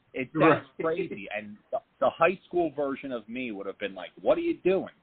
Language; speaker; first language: English; native; English